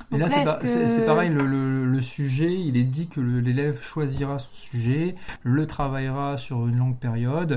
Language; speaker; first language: French; native; French